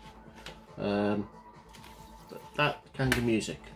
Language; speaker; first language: English; native; English